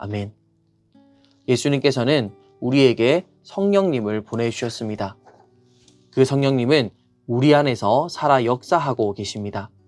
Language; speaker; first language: Korean; native; Korean